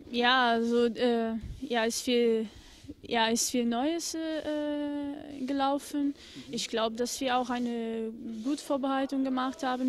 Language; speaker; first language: German; non-native, fluent; Portuguese